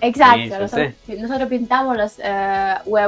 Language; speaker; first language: Spanish; non-native, learner; Ukrainian